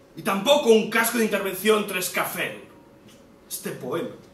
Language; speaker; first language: Spanish; native; Spanish